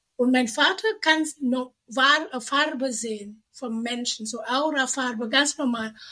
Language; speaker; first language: German; non-native, fluent; Indonesian